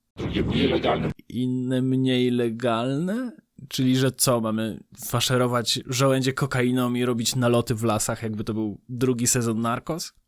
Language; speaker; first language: Polish; native; Polish